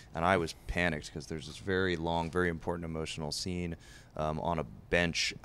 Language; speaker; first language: English; native; English